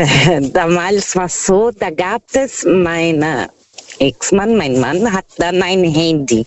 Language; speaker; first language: German; non-native, learner; Portuguese